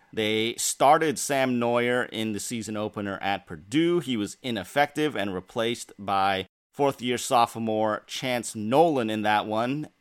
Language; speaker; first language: English; native; English